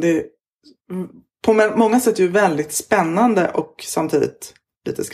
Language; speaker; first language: Swedish; native; Swedish